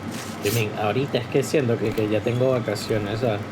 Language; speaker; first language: Spanish; native; Spanish